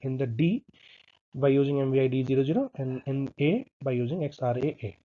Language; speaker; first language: English; non-native, local second language; Hindi